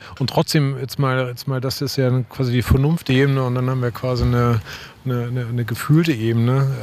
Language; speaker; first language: German; native; German